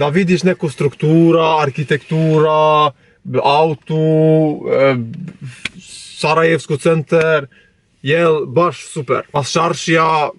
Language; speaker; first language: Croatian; non-native, learner; Albanian